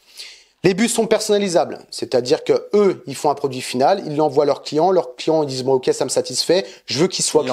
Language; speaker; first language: French; native; French